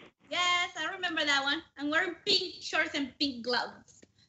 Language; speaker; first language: English; non-native, fluent; Spanish